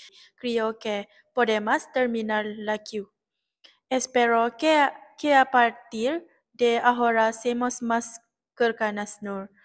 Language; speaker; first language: Spanish; non-native, learner; Malay